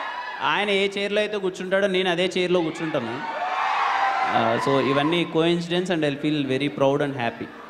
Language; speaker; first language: Telugu; native; Telugu